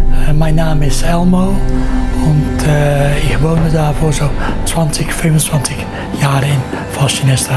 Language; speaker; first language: German; non-native, learner; Dutch